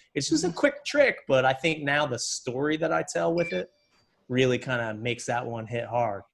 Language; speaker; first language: English; native; English